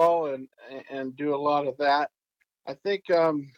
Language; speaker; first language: English; native; English